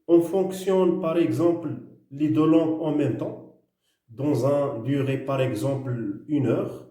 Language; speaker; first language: French; non-native, local second language; Arabic